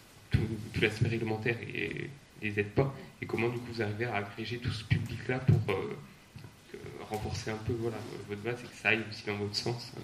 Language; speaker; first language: French; native; French